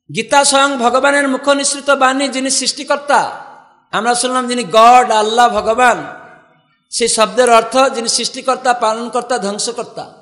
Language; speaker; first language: Bangla; non-native, fluent; Odia